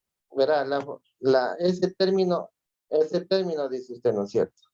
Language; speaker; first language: Spanish; native; Spanish